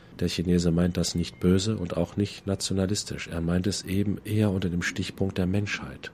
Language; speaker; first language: German; native; German